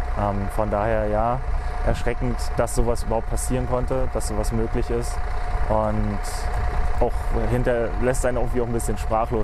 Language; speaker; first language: German; native; German